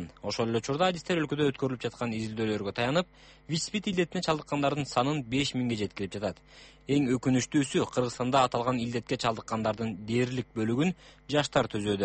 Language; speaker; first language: Kyrgyz; native; Kyrgyz